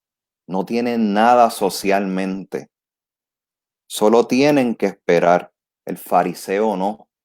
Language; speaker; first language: Spanish; native; Spanish